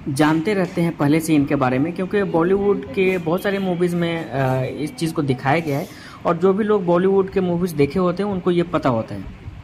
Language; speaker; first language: Hindi; native; Hindi